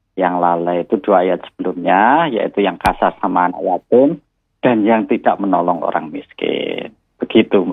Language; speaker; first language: Malay; non-native, local second language; Javanese